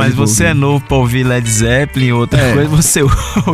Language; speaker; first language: Portuguese; native; Portuguese